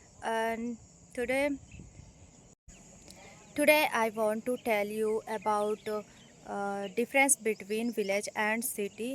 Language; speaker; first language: English; non-native, learner; Hindi